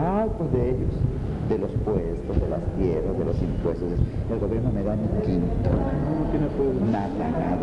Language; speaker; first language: Spanish; native; Spanish